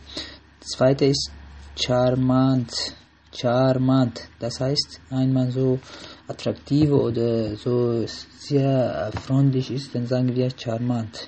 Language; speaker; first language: German; non-native, learner; Arabic